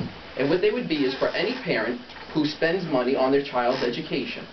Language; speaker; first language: English; native; English